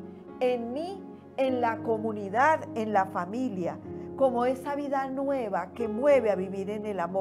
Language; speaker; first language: Spanish; native; Spanish